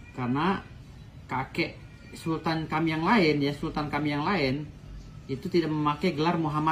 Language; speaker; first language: Indonesian; native; Indonesian